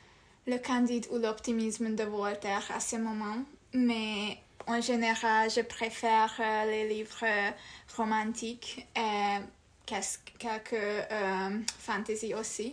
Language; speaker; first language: French; non-native, learner; Hungarian